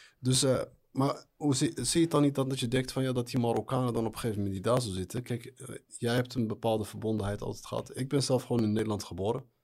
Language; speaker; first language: Dutch; early bilingual, other home language; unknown